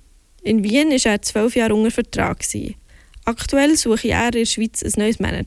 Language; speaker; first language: German; native; German